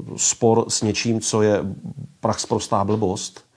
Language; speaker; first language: Czech; native; Czech